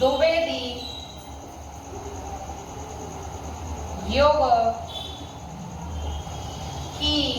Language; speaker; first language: Hindi; native; Hindi